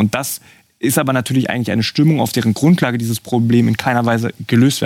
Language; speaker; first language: German; native; German